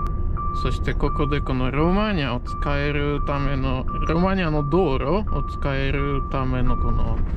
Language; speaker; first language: Japanese; non-native, fluent; Polish